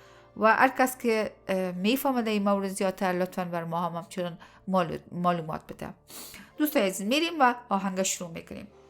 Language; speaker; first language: Persian; native; Persian